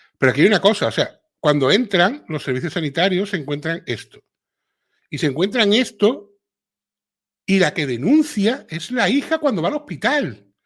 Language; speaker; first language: Spanish; native; Spanish